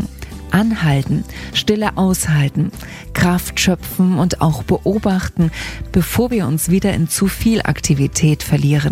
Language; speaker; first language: German; native; German